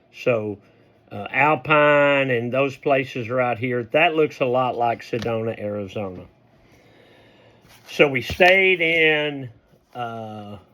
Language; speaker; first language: English; native; English